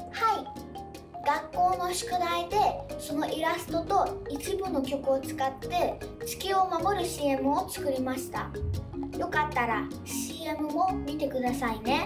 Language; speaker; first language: Japanese; early bilingual, other home language; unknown